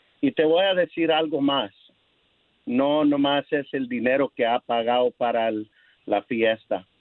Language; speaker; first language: Spanish; non-native, learner; English